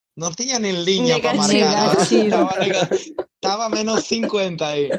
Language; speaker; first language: Portuguese; non-native, learner; Spanish